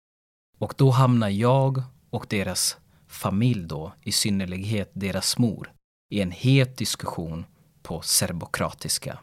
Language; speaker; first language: Swedish; early bilingual, other home language; Lingala